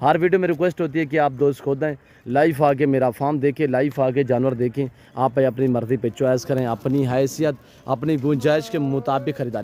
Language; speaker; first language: Hindi; non-native, local second language; Saraiki